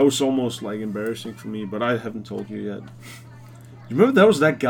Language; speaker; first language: English; non-native, fluent; Danish